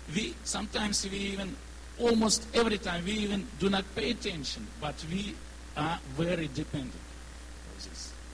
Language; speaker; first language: English; non-native, learner; Ukrainian